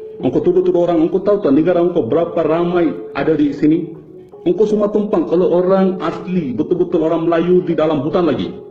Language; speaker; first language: Malay; non-native, fluent; Bangla